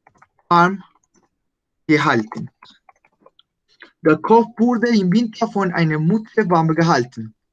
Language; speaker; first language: German; non-native, fluent; Spanish